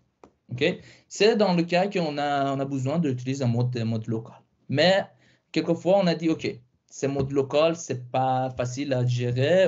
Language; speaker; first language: French; non-native, fluent; Persian